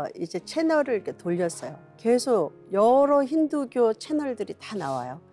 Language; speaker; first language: Korean; native; Korean